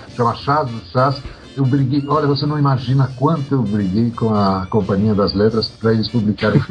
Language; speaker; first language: Portuguese; early bilingual, other home language; Polish